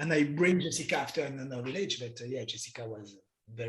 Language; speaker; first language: English; non-native, learner; French